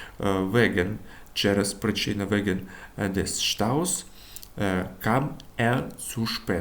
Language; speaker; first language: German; non-native, learner; Ukrainian